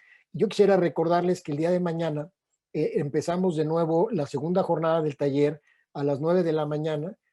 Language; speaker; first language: Spanish; native; Spanish